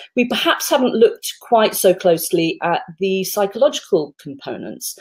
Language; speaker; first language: English; native; English